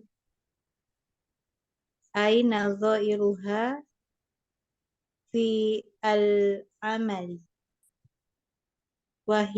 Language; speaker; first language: Arabic; non-native, learner; Indonesian